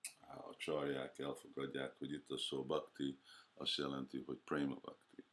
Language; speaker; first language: Hungarian; early bilingual, heritage; Hungarian